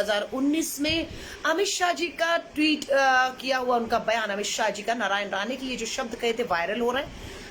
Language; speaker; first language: Hindi; native; Hindi